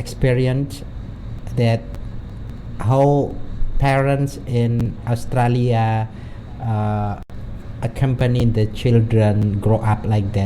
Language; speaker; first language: English; non-native, learner; Indonesian